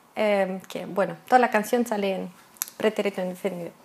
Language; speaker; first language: Spanish; non-native, fluent; Russian